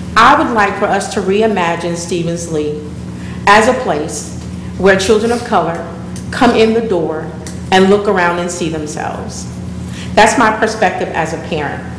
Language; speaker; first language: English; native; English